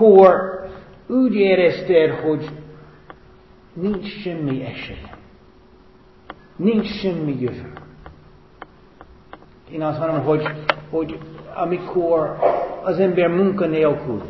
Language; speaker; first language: Hungarian; non-native, fluent; English